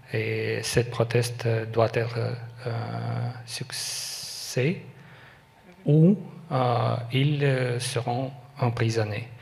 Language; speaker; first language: French; non-native, learner; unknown